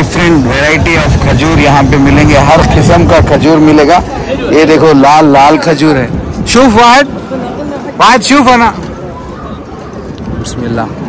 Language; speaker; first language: Hindi; native; Hindi